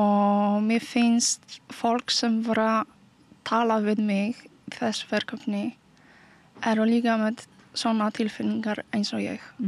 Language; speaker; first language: Icelandic; non-native, learner; Polish